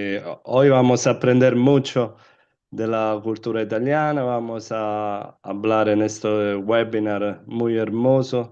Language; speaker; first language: Spanish; non-native, fluent; Italian